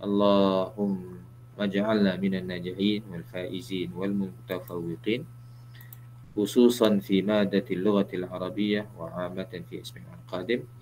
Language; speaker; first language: Arabic; non-native, fluent; Malay